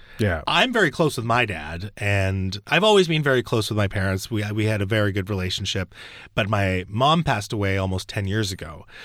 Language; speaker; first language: English; early bilingual, other home language; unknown